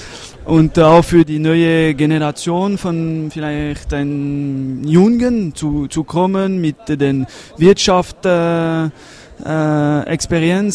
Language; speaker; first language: German; non-native, learner; French